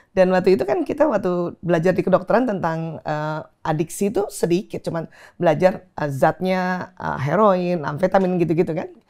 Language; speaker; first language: Indonesian; native; Indonesian